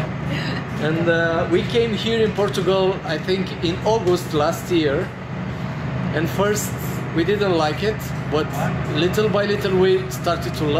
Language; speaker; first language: English; non-native, fluent; Romanian